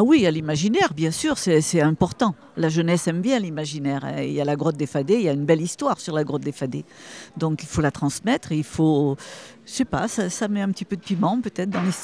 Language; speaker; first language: French; native; French